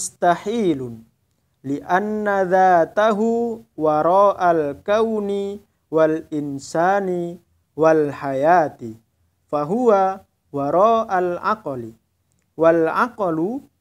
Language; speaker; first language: Arabic; non-native, fluent; Indonesian